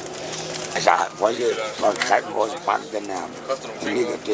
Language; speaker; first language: Danish; native; Danish